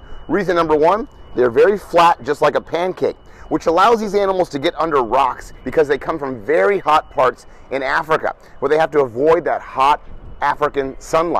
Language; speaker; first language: English; native; English